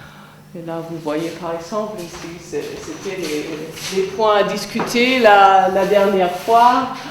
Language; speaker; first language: French; non-native, fluent; German